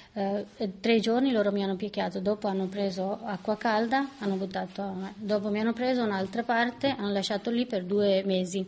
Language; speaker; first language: Italian; non-native, learner; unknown